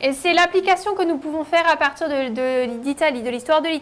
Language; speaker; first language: French; native; French